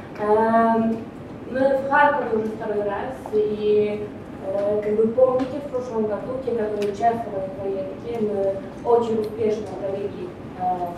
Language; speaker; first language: Russian; non-native, learner; Polish